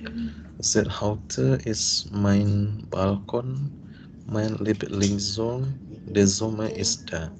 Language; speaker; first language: German; non-native, learner; Indonesian